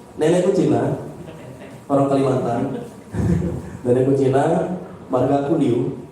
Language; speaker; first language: Indonesian; native; Indonesian